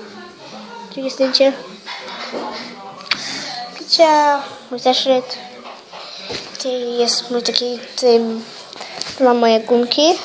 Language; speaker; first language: Polish; early bilingual, heritage; Polish